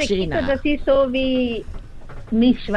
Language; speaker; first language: German; non-native, fluent; Spanish